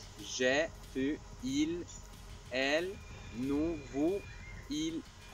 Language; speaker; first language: French; non-native, fluent; Spanish